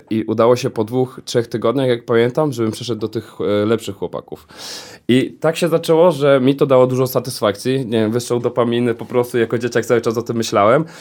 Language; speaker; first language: Polish; early bilingual, heritage; Polish